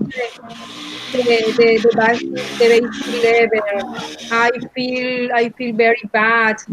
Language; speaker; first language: English; non-native, learner; Spanish